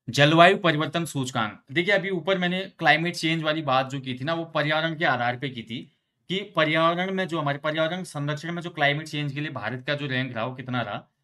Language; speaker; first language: Hindi; native; Hindi